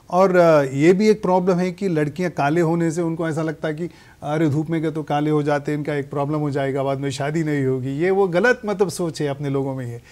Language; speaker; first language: Hindi; native; Hindi